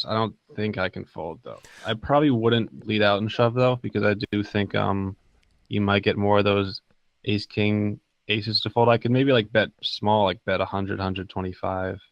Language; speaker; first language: English; native; English